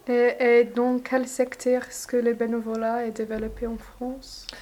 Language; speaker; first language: French; non-native, learner; English